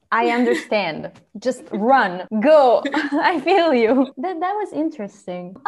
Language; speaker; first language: English; non-native, fluent; Italian